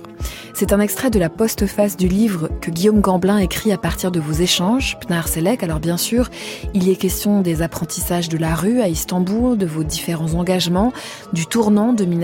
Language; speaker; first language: French; native; French